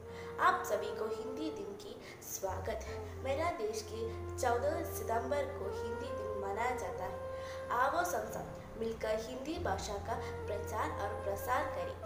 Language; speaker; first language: Hindi; non-native, local second language; Malayalam